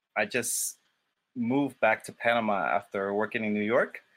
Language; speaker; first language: English; non-native, fluent; Spanish